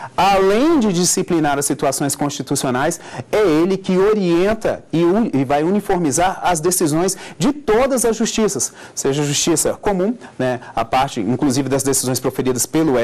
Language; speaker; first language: Portuguese; native; Portuguese